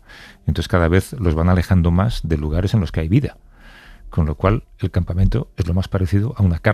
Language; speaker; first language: Spanish; native; Spanish